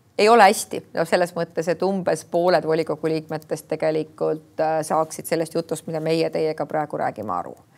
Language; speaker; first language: Estonian; native; Estonian